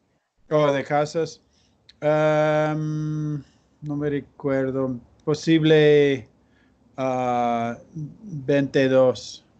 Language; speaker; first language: Spanish; non-native, learner; English